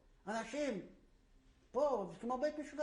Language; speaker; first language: Hebrew; non-native, fluent; Polish